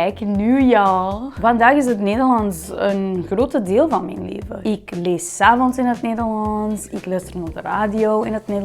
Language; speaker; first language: Dutch; non-native, learner; English